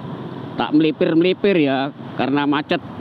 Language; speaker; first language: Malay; non-native, local second language; Javanese